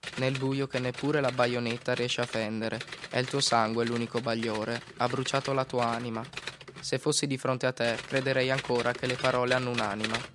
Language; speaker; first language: Italian; native; Italian